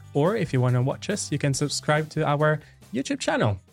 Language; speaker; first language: English; non-native, fluent; Italian